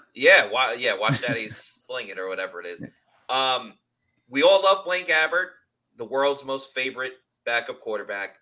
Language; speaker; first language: English; native; English